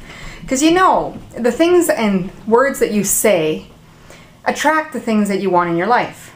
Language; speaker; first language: English; native; English